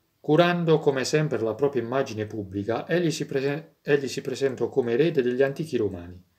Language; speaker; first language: Italian; native; Italian